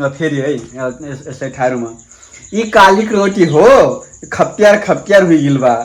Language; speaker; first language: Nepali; non-native, local second language; Rana Tharu